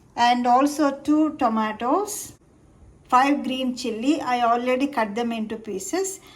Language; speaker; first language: English; non-native, local second language; Telugu